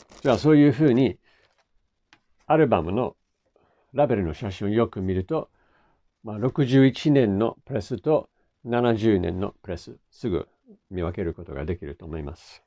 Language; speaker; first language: Japanese; non-native, fluent; English